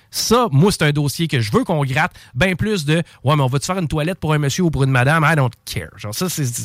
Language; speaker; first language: French; native; French